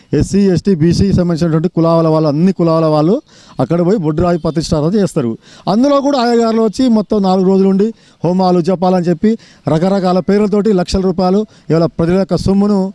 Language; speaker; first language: Telugu; non-native, local second language; Lambadi